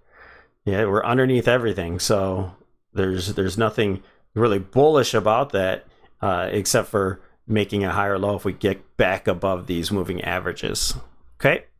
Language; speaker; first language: English; native; English